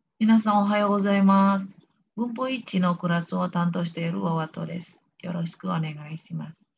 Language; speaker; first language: Japanese; non-native, fluent; Indonesian